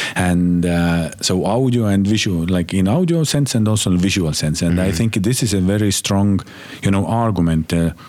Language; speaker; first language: English; non-native, fluent; Estonian